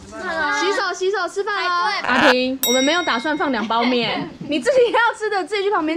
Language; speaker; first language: Chinese; native; Chinese